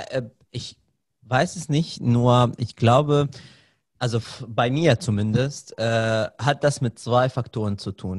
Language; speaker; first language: German; non-native, fluent; Arabic